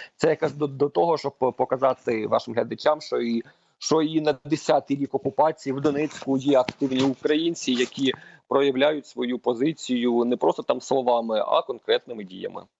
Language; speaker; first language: Ukrainian; non-native, local second language; Russian